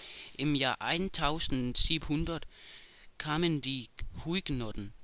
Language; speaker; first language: German; non-native, learner; Danish